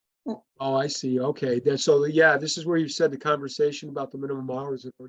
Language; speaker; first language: English; native; English